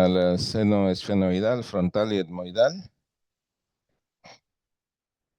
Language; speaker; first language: Spanish; native; Spanish